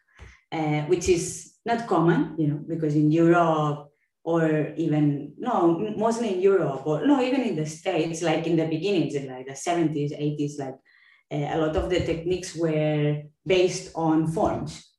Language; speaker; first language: English; non-native, fluent; Spanish